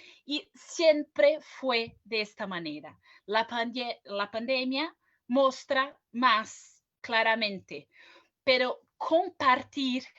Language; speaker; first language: Spanish; non-native, fluent; Portuguese